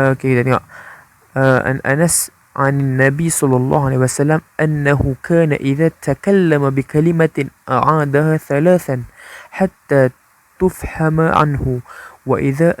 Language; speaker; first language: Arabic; non-native, learner; Malay